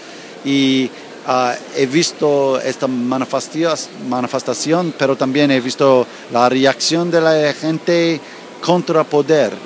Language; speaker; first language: Spanish; non-native, learner; English